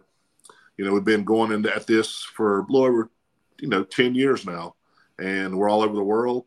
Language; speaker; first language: English; native; English